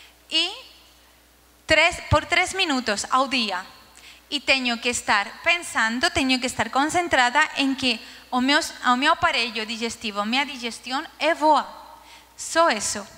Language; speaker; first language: Portuguese; non-native, learner; Spanish